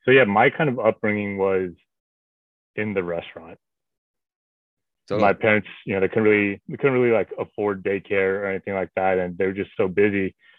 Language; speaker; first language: English; native; English